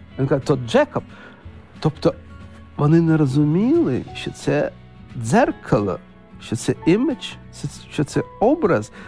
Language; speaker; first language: Ukrainian; non-native, local second language; Russian